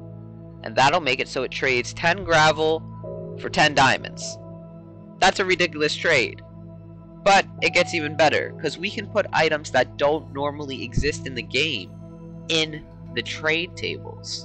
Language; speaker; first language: English; native; English